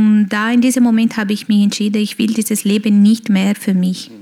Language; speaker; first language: German; non-native, fluent; Portuguese